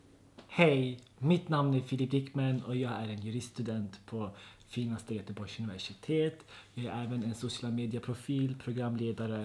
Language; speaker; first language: Swedish; native; Swedish